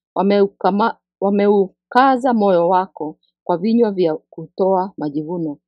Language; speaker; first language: Swahili; non-native, local second language; Kikuyu